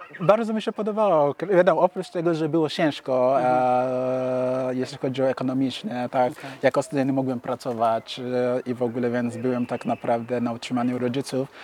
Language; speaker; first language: Polish; non-native, fluent; Yoruba